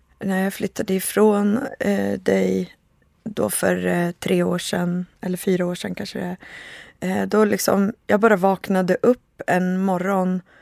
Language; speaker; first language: Swedish; native; Swedish